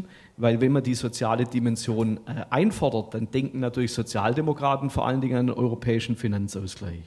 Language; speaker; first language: German; native; German